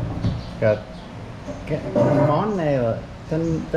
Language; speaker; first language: Vietnamese; non-native, learner; English